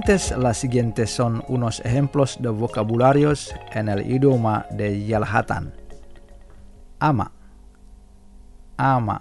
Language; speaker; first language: Spanish; non-native, fluent; Indonesian